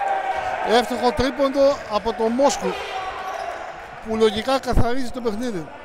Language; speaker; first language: Greek; native; Greek